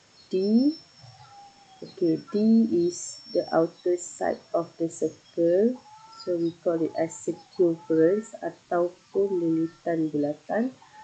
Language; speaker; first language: English; non-native, local second language; Malay